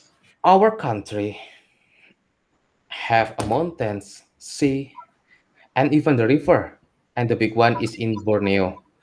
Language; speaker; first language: English; non-native, learner; Indonesian